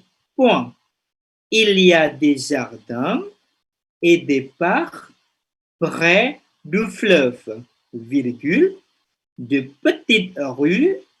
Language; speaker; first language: French; non-native, fluent; Indonesian